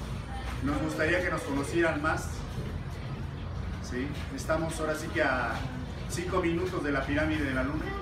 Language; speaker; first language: Spanish; native; Spanish